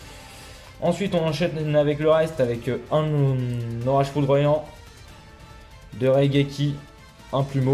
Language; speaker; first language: French; native; French